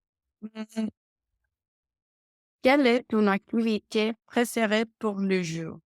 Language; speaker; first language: French; non-native, learner; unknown